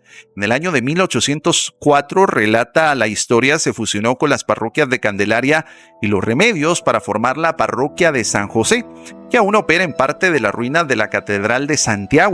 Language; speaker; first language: Spanish; native; Spanish